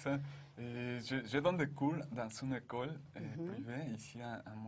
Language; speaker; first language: French; non-native, fluent; Spanish